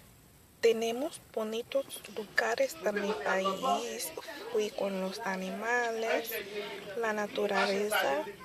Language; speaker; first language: Spanish; early bilingual, other home language; Haitian Creole